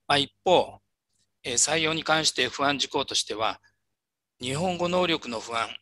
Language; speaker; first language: Japanese; native; Japanese